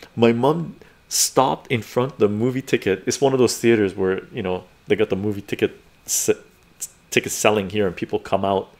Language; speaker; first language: English; early bilingual, other home language; Persian